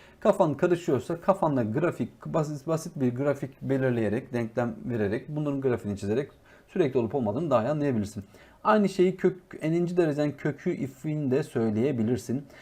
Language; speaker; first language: Turkish; native; Turkish